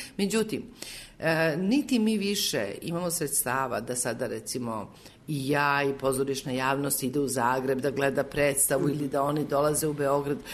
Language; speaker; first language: Serbian; native; Serbian